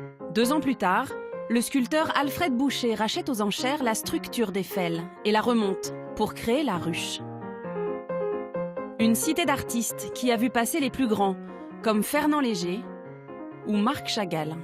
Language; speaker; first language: French; native; French